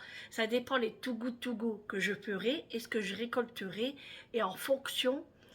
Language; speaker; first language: French; native; French